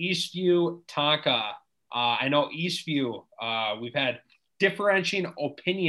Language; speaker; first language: English; native; English